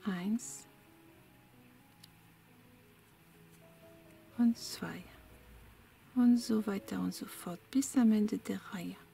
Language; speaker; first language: German; non-native, fluent; French